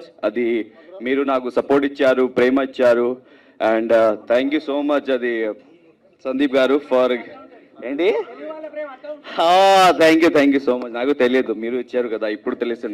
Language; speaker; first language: Telugu; non-native, local second language; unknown